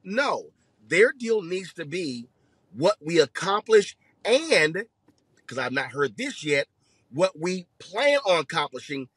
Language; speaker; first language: English; native; English